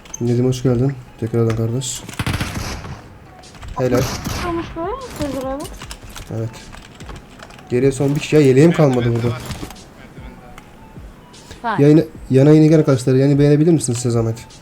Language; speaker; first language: Turkish; native; Turkish